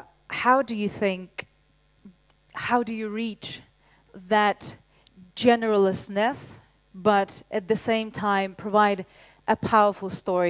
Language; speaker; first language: English; non-native, fluent; Ukrainian